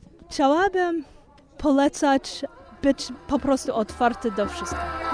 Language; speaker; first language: Polish; non-native, fluent; English